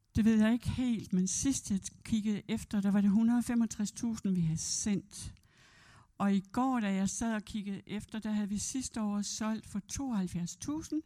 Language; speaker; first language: Danish; native; Danish